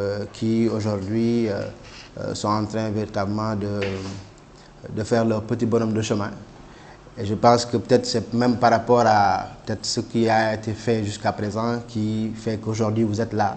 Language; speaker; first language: French; non-native, local second language; Wolof